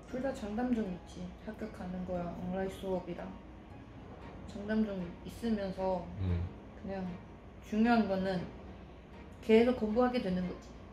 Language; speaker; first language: Korean; non-native, fluent; Chinese